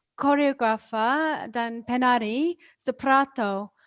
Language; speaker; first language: Indonesian; non-native, learner; English